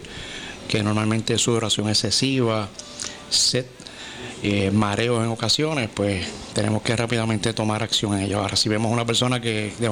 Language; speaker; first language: Spanish; native; Spanish